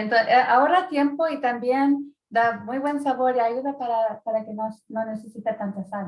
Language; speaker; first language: Spanish; early bilingual, heritage; Spanish